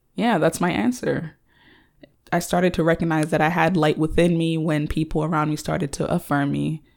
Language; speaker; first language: English; early bilingual, other home language; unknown